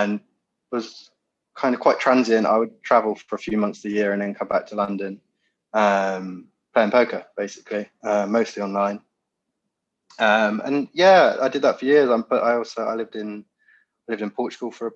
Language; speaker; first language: English; native; English